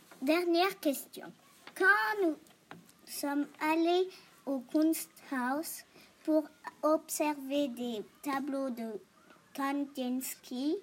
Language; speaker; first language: French; non-native, learner; German